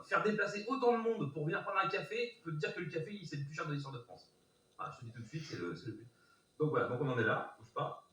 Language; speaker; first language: French; native; French